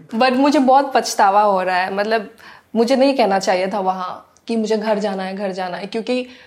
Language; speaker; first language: Hindi; non-native, local second language; Assamese